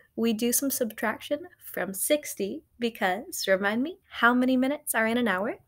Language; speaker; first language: English; native; English